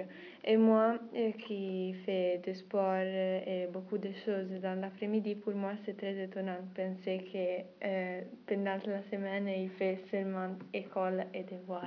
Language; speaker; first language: French; non-native, learner; Italian